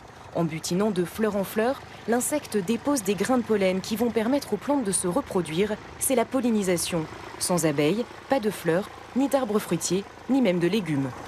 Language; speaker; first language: French; native; French